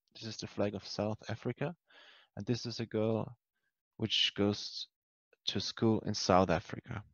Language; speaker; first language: English; non-native, fluent; German